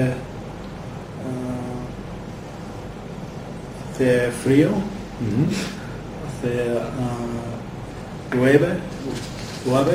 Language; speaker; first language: Spanish; non-native, learner; English